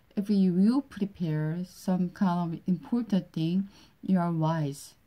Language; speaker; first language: English; non-native, learner; Korean